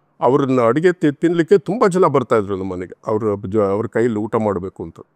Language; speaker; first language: Kannada; non-native, local second language; Tamil